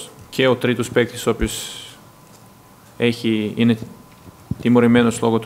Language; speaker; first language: Greek; non-native, fluent; Serbian